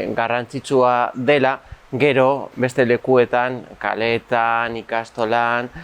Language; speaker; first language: Basque; non-native, local second language; Spanish